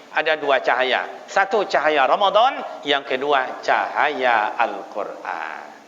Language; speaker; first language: Malay; native; Malay